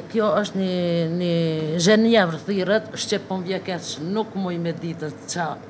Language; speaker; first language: Albanian; native; Albanian